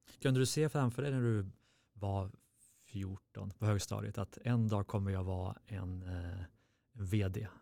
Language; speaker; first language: Swedish; native; Swedish